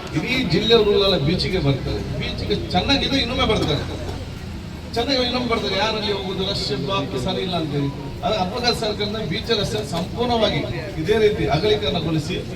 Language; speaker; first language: Kannada; non-native, local second language; Malayalam